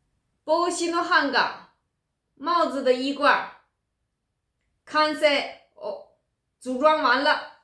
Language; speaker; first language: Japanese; non-native, fluent; Chinese